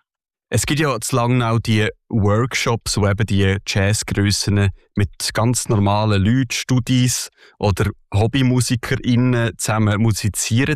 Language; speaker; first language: German; native; German